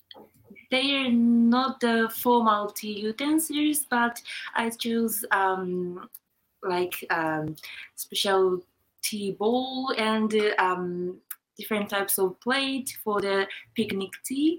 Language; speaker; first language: English; non-native, fluent; Japanese